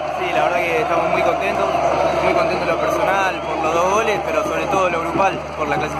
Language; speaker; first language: Spanish; native; Spanish